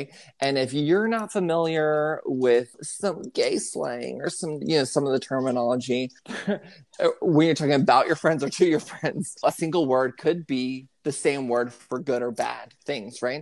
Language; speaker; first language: English; native; English